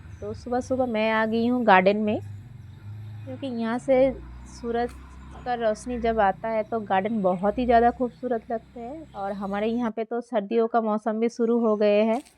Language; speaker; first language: Hindi; non-native, local second language; Bangla